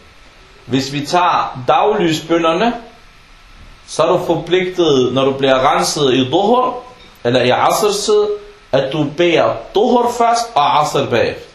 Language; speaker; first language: Danish; non-native, fluent; Arabic